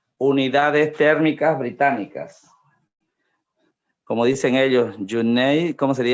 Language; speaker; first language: Spanish; native; Spanish